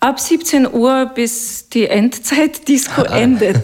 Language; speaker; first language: German; non-native, fluent; Russian